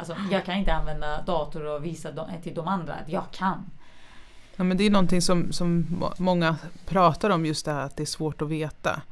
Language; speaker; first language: Swedish; non-native, fluent; Persian